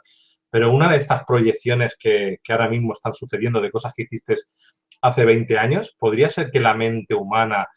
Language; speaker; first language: Spanish; native; Spanish